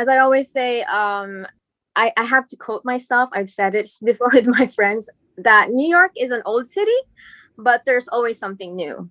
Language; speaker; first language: English; non-native, local second language; Filipino